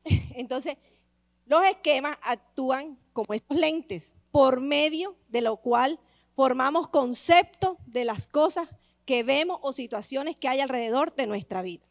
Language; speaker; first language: Spanish; native; Spanish